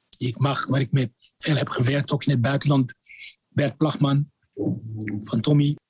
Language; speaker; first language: Dutch; non-native, fluent; Arabic